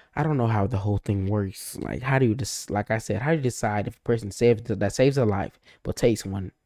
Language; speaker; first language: English; native; English